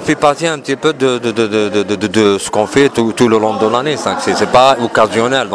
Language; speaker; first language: French; non-native, local second language; Arabic